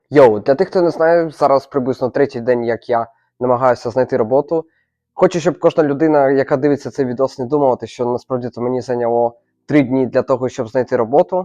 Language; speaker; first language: Ukrainian; native; Ukrainian